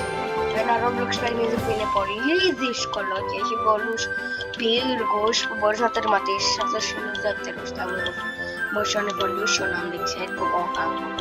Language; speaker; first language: Greek; early bilingual, heritage; Greek